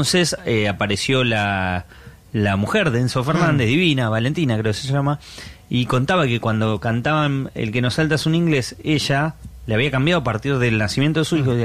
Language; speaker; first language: Spanish; native; Spanish